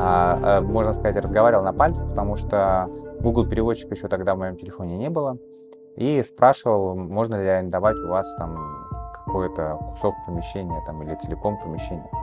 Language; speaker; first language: Russian; native; Russian